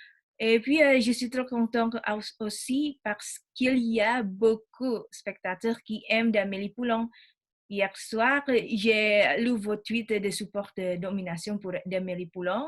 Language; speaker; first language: French; non-native, learner; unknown